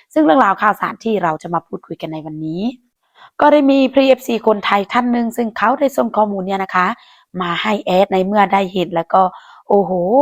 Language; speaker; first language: Thai; non-native, local second language; Lao